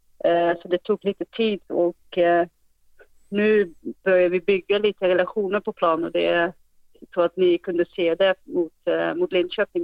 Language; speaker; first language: Swedish; non-native, fluent; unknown